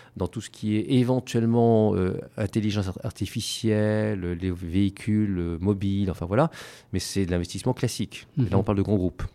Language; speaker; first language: French; native; French